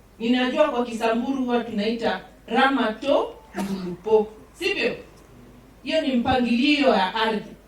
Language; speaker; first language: Swahili; non-native, local second language; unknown